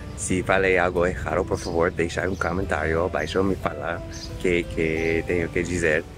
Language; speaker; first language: Portuguese; non-native, fluent; English